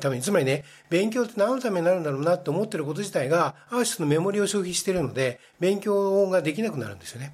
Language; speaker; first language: Japanese; native; Japanese